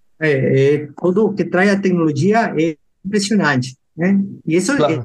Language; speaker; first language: Portuguese; non-native, fluent; Spanish